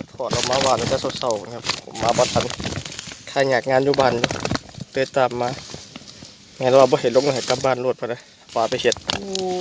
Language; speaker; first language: Thai; native; Thai